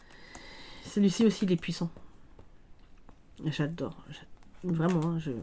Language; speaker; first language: French; native; French